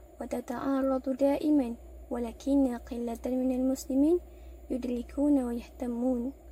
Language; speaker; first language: Arabic; non-native, learner; Malay